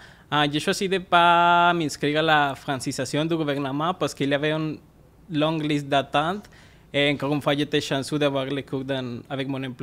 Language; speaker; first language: French; non-native, fluent; Spanish